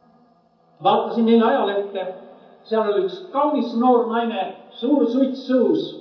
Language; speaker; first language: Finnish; non-native, learner; Estonian